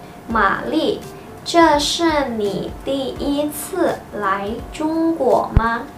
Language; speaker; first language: Chinese; non-native, fluent; Indonesian